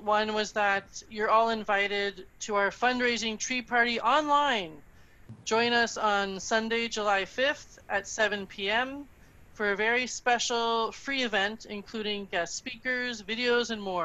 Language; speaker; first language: English; native; English